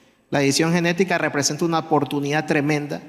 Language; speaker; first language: Spanish; native; Spanish